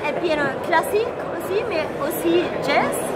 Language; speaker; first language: French; non-native, learner; German